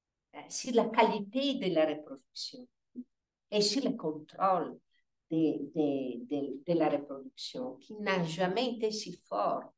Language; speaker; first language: French; non-native, fluent; Italian